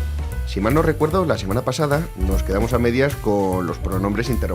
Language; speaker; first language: Spanish; native; Spanish